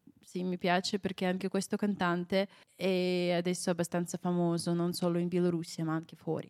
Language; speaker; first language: Italian; non-native, fluent; Belarusian